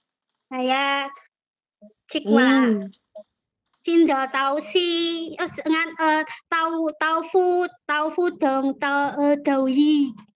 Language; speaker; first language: Cantonese; non-native, learner; Indonesian